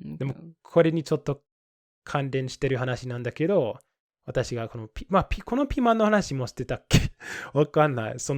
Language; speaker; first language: Japanese; non-native, fluent; English